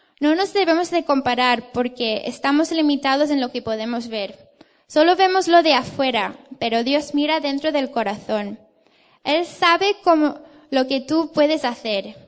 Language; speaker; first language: Spanish; non-native, fluent; English